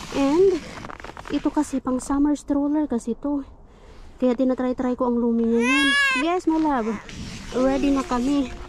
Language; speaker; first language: Filipino; non-native, local second language; Cebuano